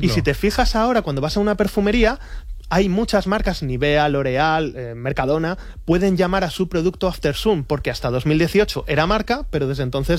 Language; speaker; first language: Spanish; native; Spanish